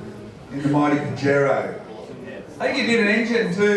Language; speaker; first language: English; native; English